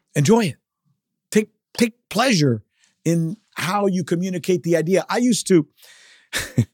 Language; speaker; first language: English; early bilingual, other home language; Spanish